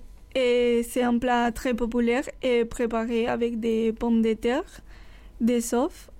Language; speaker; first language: French; non-native, learner; Spanish